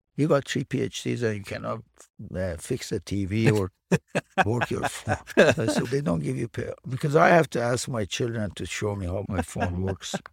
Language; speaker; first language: English; non-native, fluent; Persian